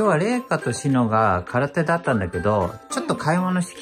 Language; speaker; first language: Japanese; native; Japanese